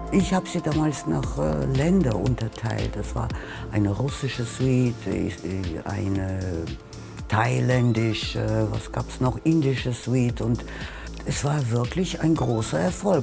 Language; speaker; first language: German; non-native, fluent; Russian